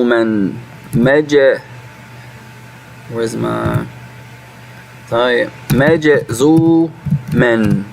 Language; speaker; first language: Arabic; non-native, fluent; English